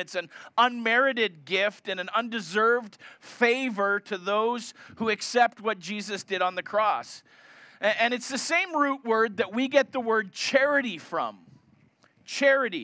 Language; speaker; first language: English; native; English